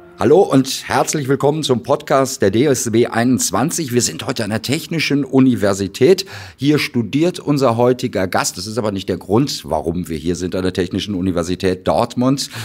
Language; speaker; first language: German; native; German